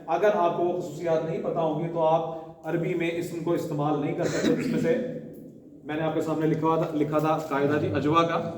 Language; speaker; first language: Urdu; non-native, local second language; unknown